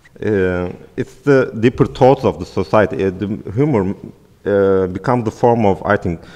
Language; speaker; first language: English; non-native, fluent; Turkish